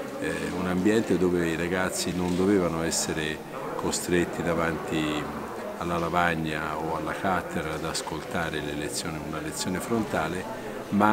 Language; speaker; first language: Italian; native; Italian